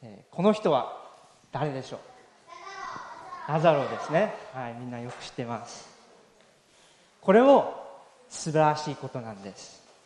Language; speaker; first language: Japanese; native; Japanese